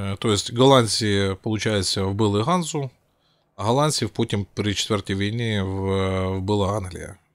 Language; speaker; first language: Ukrainian; non-native, local second language; Russian